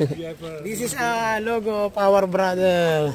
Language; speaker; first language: English; non-native, learner; Filipino